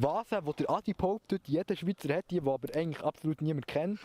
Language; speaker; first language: German; native; German